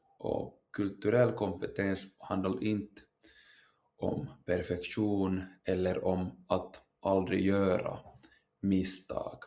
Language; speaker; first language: Swedish; non-native, local second language; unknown